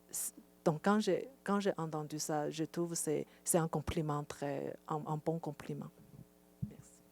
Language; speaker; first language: French; non-native, fluent; Chinese